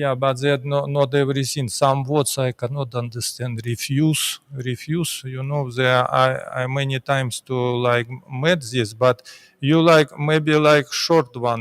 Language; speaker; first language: English; non-native, learner; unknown